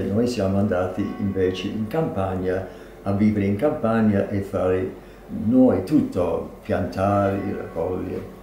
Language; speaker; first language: Italian; non-native, fluent; English